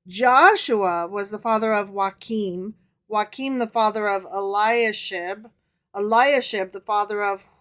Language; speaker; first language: English; native; English